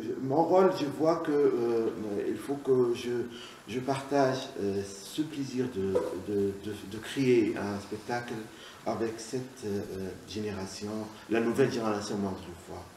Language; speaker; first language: French; non-native, local second language; Arabic